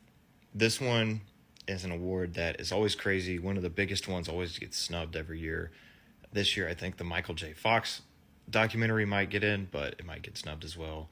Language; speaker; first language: English; native; English